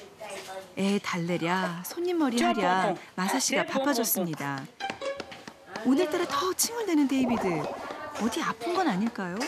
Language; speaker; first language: Korean; native; Korean